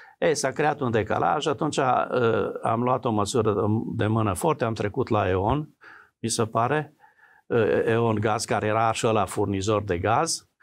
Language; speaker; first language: Romanian; native; Romanian